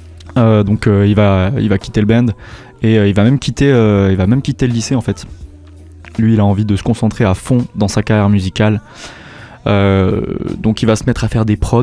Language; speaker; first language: French; native; French